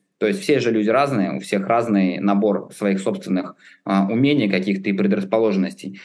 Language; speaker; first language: Russian; native; Russian